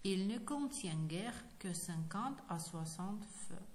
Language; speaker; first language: French; non-native, fluent; Ukrainian